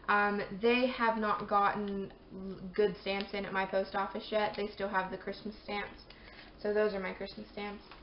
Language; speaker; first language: English; native; English